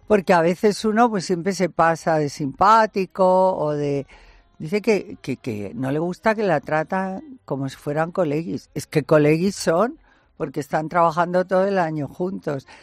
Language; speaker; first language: Spanish; native; Spanish